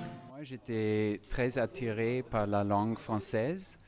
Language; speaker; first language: French; non-native, fluent; German